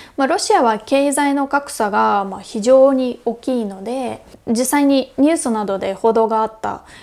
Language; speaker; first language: Japanese; non-native, fluent; Russian